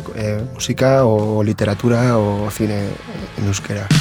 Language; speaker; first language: Spanish; non-native, local second language; Basque